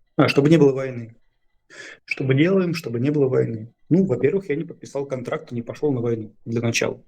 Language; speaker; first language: Russian; native; Russian